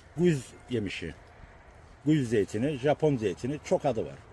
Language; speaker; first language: Turkish; native; Turkish